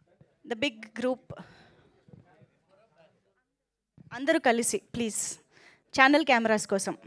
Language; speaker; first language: Telugu; native; Telugu